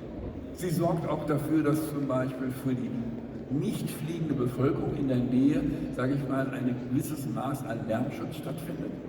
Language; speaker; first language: German; native; German